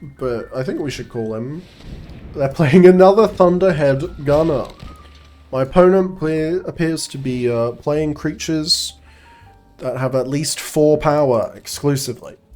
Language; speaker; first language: English; native; English